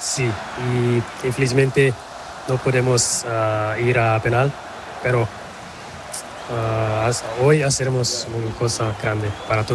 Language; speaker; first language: Spanish; non-native, learner; Portuguese